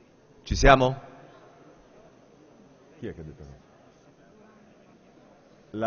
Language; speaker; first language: Italian; native; Italian